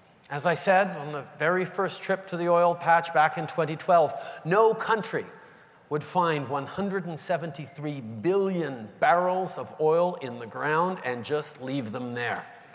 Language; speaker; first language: English; native; English